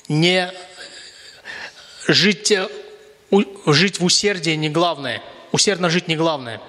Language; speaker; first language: Russian; native; Russian